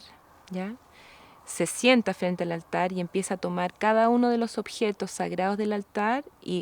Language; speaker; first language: Spanish; native; Spanish